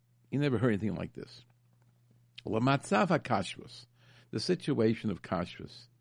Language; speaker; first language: English; native; English